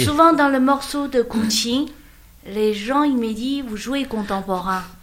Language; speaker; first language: French; non-native, learner; Chinese